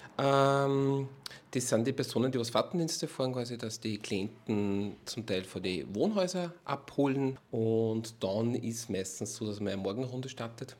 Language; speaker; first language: German; native; German